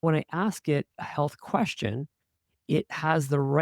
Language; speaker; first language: English; native; English